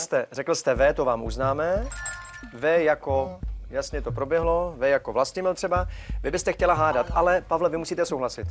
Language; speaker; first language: Czech; native; Czech